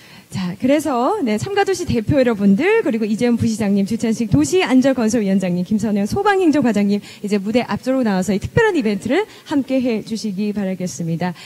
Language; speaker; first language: Korean; native; Korean